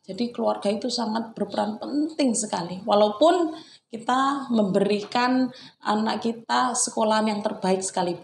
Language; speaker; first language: Indonesian; non-native, local second language; Javanese